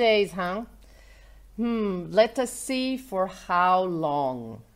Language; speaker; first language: English; non-native, fluent; Vietnamese